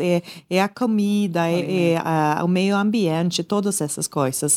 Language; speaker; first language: Portuguese; non-native, learner; Swedish